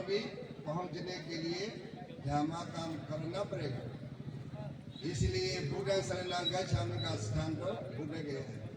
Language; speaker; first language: Hindi; non-native, fluent; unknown